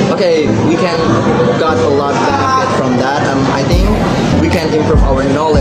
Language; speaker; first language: English; non-native, learner; Indonesian